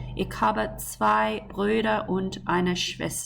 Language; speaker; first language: German; non-native, fluent; English